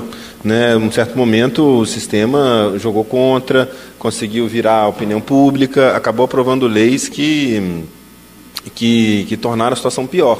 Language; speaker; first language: Portuguese; native; Portuguese